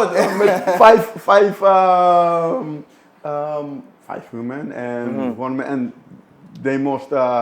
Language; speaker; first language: English; non-native, fluent; Dutch